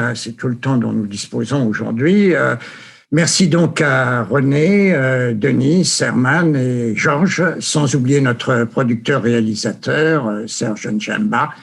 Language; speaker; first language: French; native; French